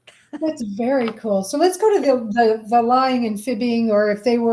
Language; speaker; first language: English; native; English